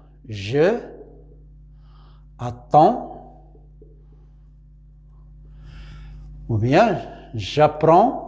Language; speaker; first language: French; non-native, local second language; Arabic